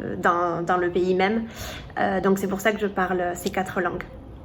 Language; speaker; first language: French; native; French